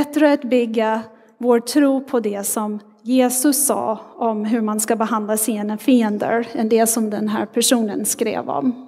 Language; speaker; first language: Swedish; non-native, fluent; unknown